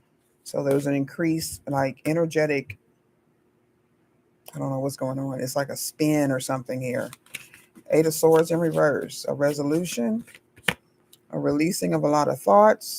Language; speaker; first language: English; native; English